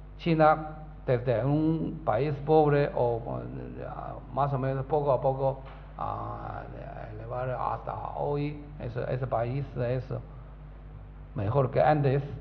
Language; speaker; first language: Spanish; non-native, learner; Chinese